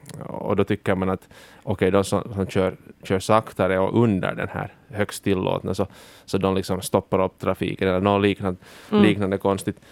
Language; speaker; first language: Swedish; native; Swedish